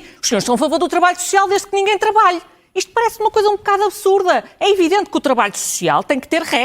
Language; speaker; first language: Portuguese; native; Portuguese